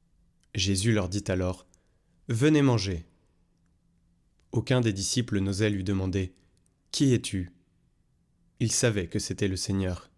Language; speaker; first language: French; native; French